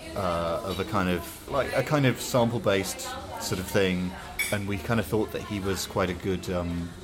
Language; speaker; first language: English; native; English